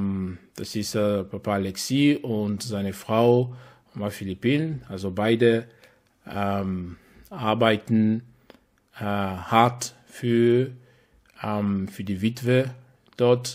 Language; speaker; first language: German; non-native, fluent; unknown